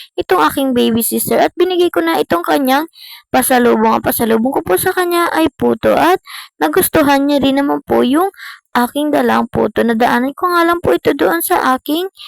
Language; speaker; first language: Filipino; non-native, local second language; Bikol